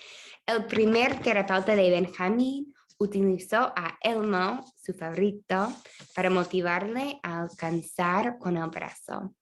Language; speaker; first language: Spanish; non-native, fluent; English